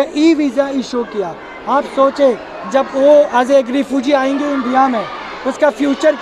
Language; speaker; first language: Hindi; non-native, fluent; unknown